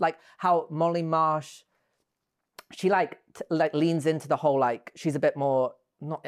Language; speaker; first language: English; native; English